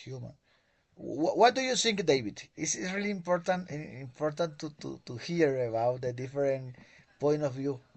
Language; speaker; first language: English; non-native, learner; Spanish